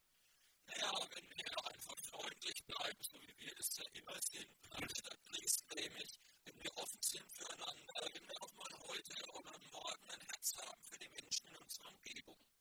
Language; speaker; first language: German; native; German